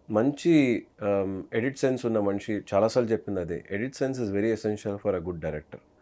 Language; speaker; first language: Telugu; native; Telugu